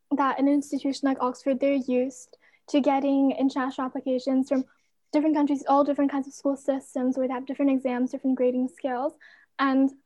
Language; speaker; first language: English; non-native, fluent; Chinese